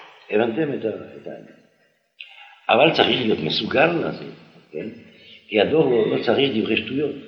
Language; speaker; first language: Hebrew; non-native, fluent; French